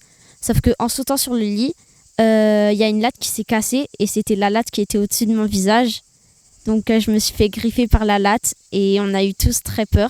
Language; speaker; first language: French; early bilingual, other home language; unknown